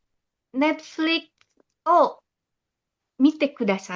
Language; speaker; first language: Japanese; non-native, learner; Indonesian